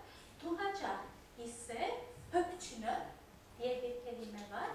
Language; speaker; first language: Turkish; non-native, fluent; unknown